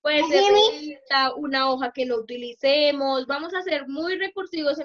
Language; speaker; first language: Spanish; native; Spanish